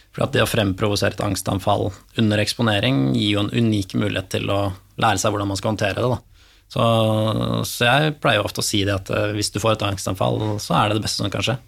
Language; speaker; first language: Norwegian; native; Norwegian